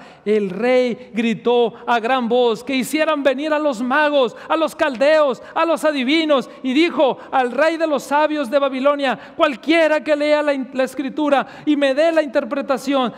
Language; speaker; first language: Spanish; native; Spanish